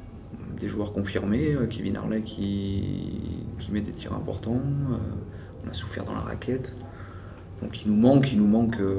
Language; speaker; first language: French; native; French